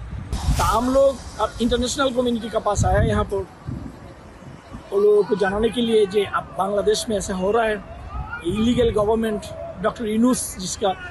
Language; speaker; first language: Hindi; non-native, learner; Bangla